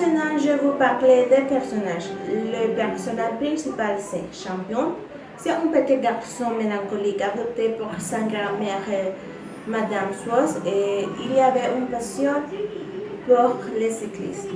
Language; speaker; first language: French; non-native, learner; Spanish